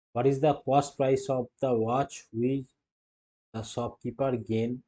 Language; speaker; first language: English; non-native, local second language; Bangla